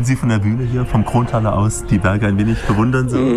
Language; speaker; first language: German; native; German